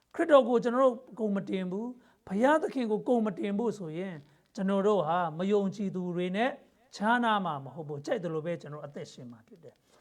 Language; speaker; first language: Burmese; non-native, local second language; Hakha Chin